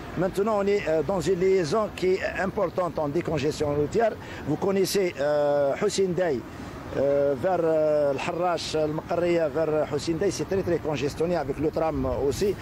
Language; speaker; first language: French; non-native, local second language; Arabic